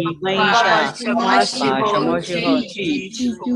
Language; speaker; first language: Chinese; non-native, learner; Burmese